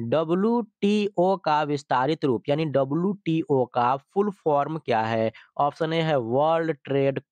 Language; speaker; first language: Hindi; native; Hindi